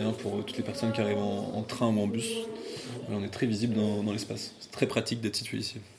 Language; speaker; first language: French; native; French